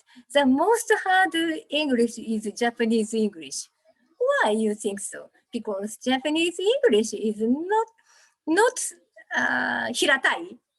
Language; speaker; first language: English; non-native, learner; Japanese